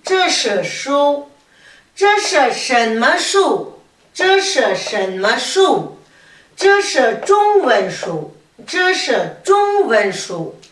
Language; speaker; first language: Chinese; non-native, fluent; Kazakh